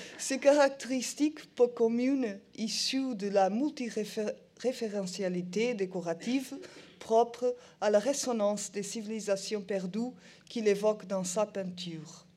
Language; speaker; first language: French; non-native, learner; Portuguese